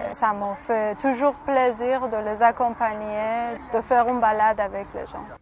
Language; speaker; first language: French; non-native, fluent; Persian